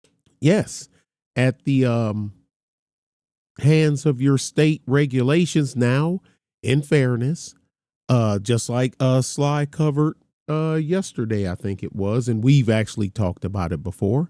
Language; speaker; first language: English; native; English